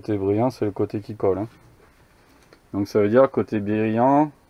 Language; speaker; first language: French; native; French